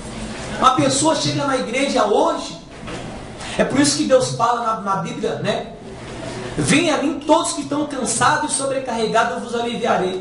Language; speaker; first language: Portuguese; native; Portuguese